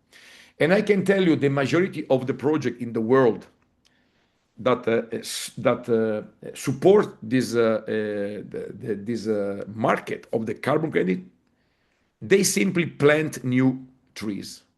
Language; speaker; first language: English; non-native, fluent; Italian